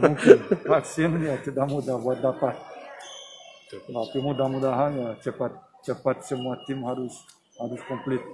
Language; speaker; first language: Indonesian; non-native, fluent; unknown